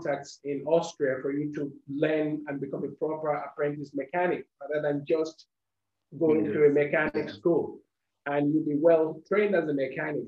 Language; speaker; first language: English; non-native, local second language; Yoruba